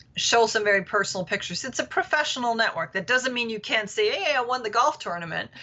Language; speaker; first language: English; non-native, fluent; German